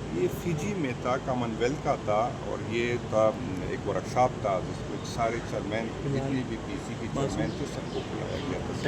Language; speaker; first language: Urdu; non-native, local second language; Pashto